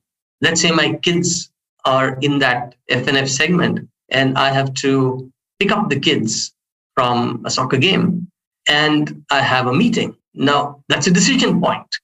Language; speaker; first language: English; non-native, local second language; Hindi